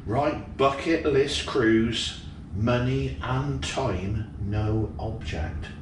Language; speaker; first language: English; native; English